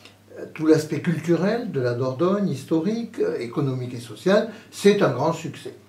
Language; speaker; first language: French; native; French